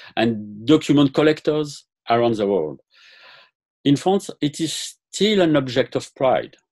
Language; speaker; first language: English; non-native, fluent; French